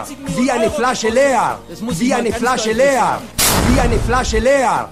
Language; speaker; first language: German; non-native, learner; Italian